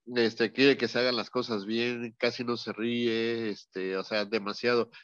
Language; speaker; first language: Spanish; native; Spanish